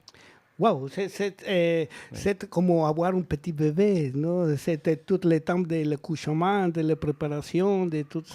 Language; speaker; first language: French; non-native, learner; Spanish